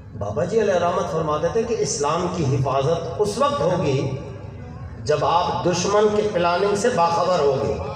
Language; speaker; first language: Urdu; non-native, local second language; Baluchi